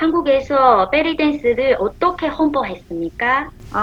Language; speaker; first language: Korean; non-native, fluent; Chinese